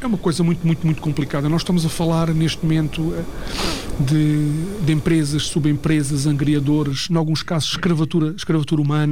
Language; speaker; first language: Portuguese; native; Portuguese